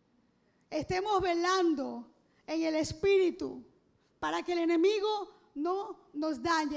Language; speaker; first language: Spanish; native; Spanish